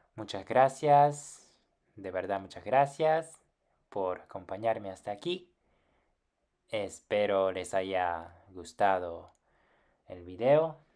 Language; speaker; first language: Spanish; non-native, fluent; Japanese